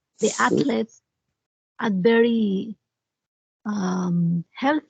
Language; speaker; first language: English; non-native, learner; Spanish